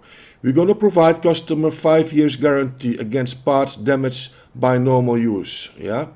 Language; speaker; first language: English; non-native, fluent; Dutch